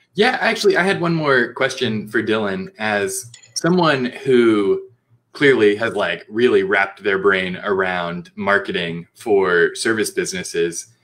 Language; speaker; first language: English; native; English